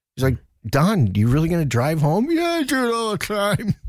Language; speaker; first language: English; native; English